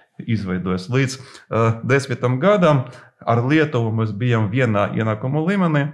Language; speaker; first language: Latvian; non-native, local second language; Russian